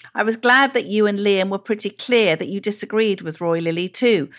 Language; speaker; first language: English; native; English